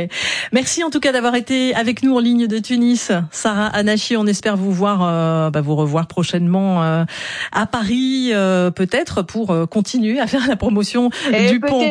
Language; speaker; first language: French; native; French